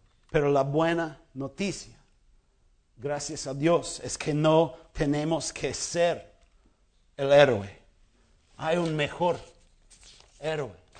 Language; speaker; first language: Spanish; non-native, fluent; English